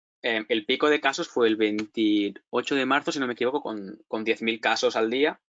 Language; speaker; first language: Spanish; native; Spanish